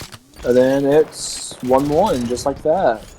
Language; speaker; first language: English; native; English